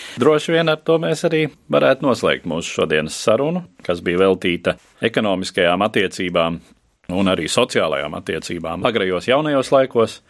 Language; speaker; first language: Latvian; native; Latvian